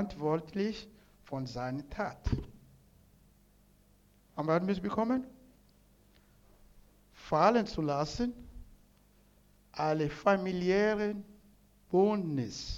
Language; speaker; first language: German; non-native, learner; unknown